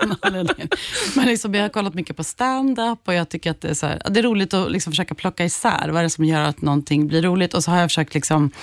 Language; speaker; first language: Swedish; native; Swedish